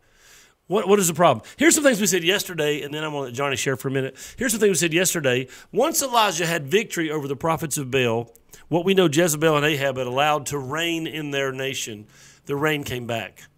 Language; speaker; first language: English; native; English